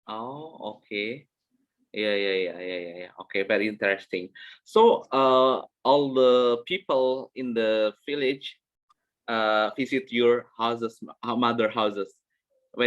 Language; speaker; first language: English; non-native, learner; Indonesian